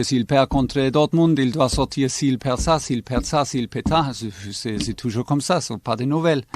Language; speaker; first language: French; non-native, fluent; German